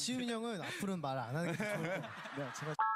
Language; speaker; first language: Korean; native; Korean